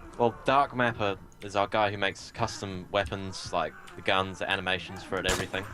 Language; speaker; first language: English; native; English